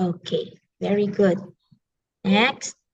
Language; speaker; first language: English; non-native, fluent; Filipino